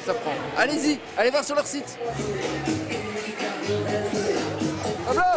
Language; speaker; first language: French; native; French